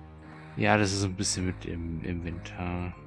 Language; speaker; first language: German; native; German